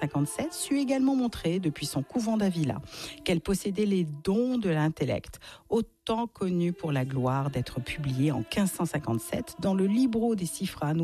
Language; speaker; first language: French; native; French